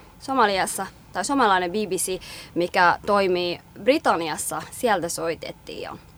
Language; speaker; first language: Finnish; early bilingual, other home language; Somali